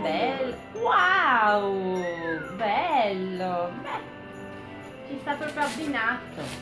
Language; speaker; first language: Italian; native; Italian